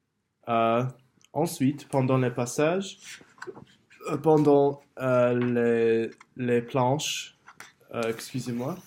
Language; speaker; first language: French; non-native, learner; English